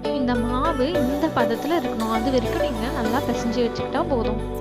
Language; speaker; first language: Tamil; native; Tamil